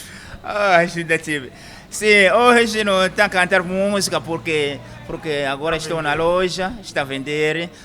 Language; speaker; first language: Portuguese; non-native, learner; Kinyarwanda